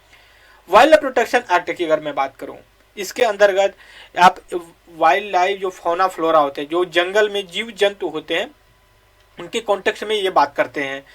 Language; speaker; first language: Hindi; native; Hindi